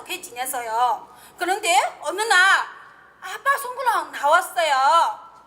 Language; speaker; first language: Korean; non-native, learner; Chinese